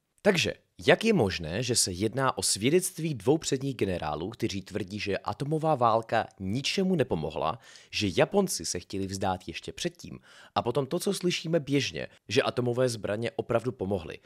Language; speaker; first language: Czech; native; Czech